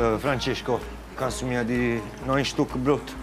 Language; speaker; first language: German; non-native, learner; Italian